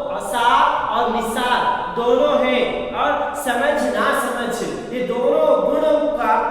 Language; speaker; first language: Hindi; non-native, local second language; Kannada